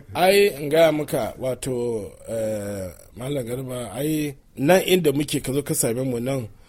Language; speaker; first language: Hausa; non-native, local second language; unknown